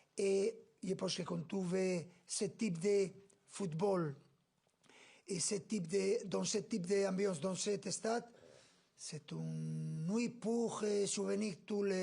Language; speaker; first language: French; non-native, fluent; Spanish